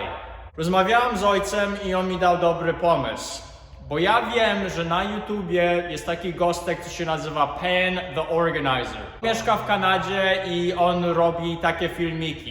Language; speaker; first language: Polish; early bilingual, heritage; Polish